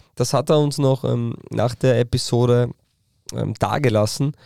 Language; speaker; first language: German; native; German